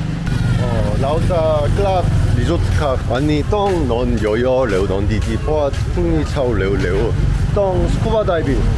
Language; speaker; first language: Thai; non-native, learner; Korean